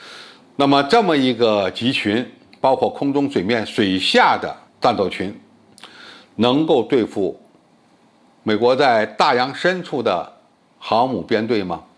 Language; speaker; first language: Chinese; native; Chinese